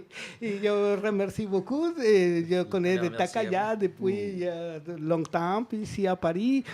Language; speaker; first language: French; non-native, learner; Spanish